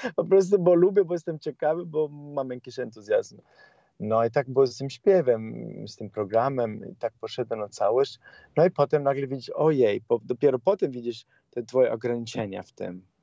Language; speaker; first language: Polish; non-native, learner; Italian